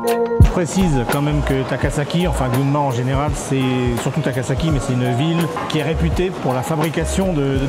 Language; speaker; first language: French; native; French